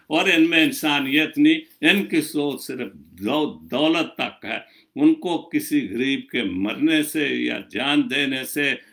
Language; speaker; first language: Urdu; non-native, local second language; Punjabi